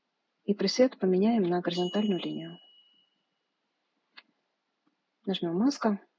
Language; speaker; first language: Russian; native; Russian